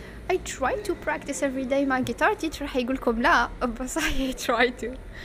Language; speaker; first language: English; non-native, fluent; Arabic